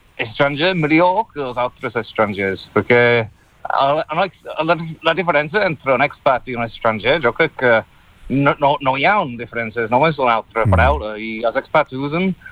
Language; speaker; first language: Catalan; non-native, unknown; English